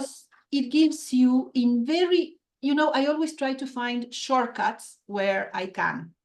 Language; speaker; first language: English; non-native, fluent; Spanish